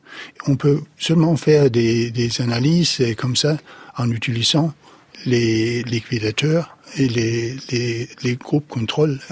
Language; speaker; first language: French; non-native, fluent; Danish